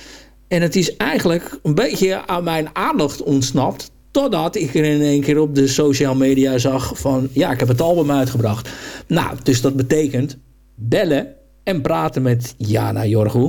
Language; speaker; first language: Dutch; native; Dutch